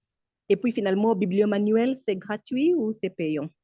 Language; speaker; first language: French; non-native, fluent; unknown